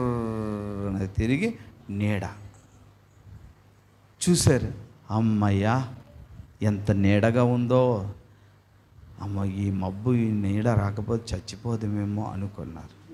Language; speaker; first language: Telugu; native; Telugu